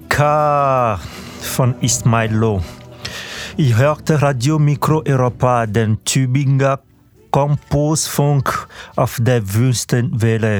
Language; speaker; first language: German; non-native, fluent; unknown